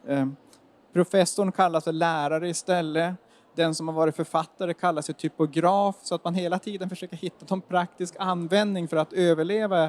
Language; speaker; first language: Swedish; native; Swedish